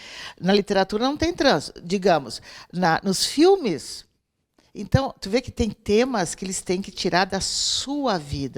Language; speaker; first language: Portuguese; native; Portuguese